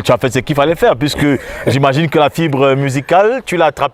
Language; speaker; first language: French; native; French